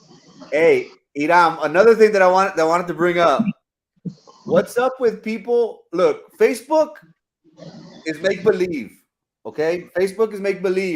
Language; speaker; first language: English; early bilingual, other home language; Spanish